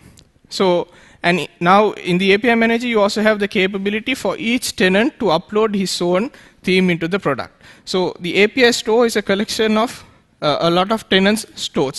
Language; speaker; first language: English; non-native, local second language; Sinhala